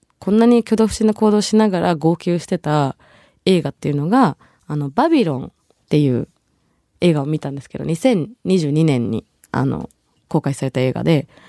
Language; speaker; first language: Japanese; early bilingual, other home language; Bangla